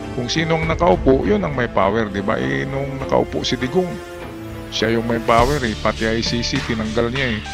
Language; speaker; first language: Filipino; non-native, local second language; Cebuano